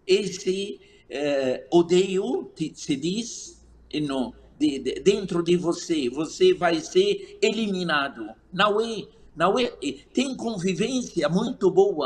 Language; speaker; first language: Portuguese; non-native, fluent; Arabic